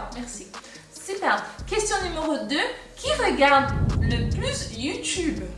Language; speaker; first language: French; non-native, fluent; English